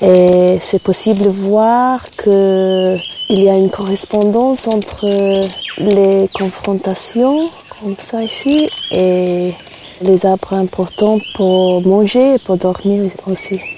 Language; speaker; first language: French; non-native, fluent; English